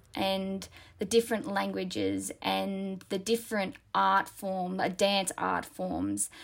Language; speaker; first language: English; native; English